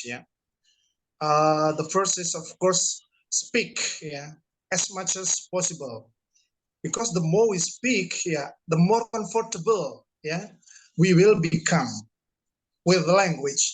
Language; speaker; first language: English; non-native, fluent; Indonesian